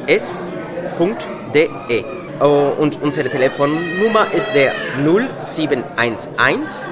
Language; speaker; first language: German; non-native, fluent; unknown